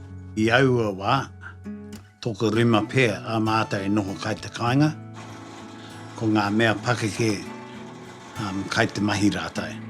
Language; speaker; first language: Māori; native; Māori